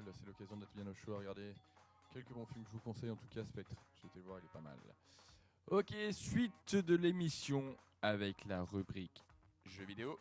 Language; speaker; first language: French; native; French